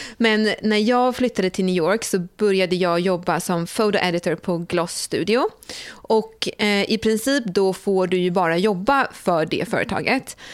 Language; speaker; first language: Swedish; native; Swedish